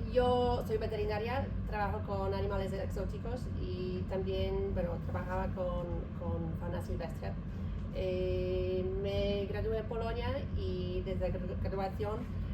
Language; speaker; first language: Spanish; non-native, learner; Polish